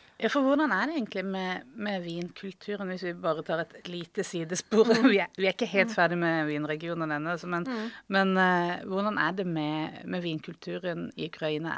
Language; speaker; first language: Norwegian; native; Norwegian